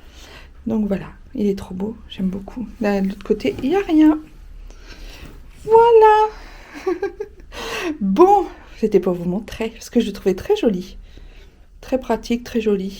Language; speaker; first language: French; native; French